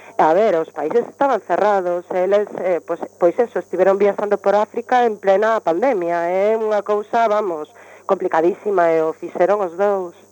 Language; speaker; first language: Galician; non-native, local second language; Spanish